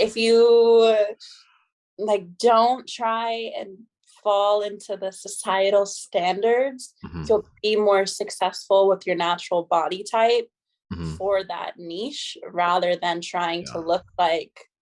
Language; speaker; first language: English; native; English